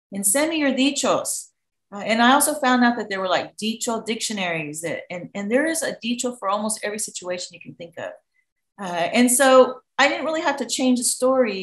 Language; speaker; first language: English; native; English